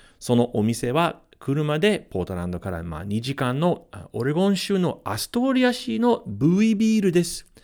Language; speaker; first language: Japanese; non-native, fluent; English